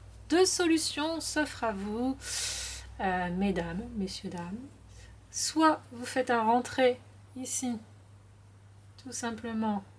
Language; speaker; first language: French; native; French